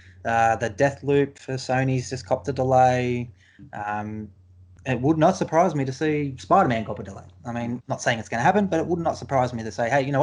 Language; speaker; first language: English; native; English